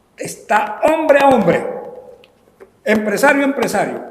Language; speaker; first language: Spanish; native; Spanish